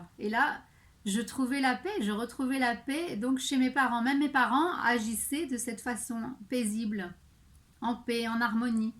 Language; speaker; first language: French; native; French